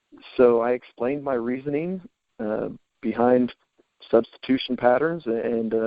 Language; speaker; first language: English; native; English